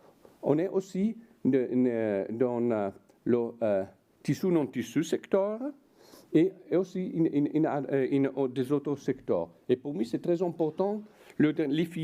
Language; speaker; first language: French; non-native, fluent; Italian